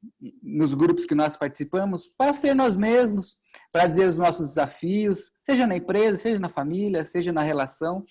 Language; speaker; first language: Portuguese; native; Portuguese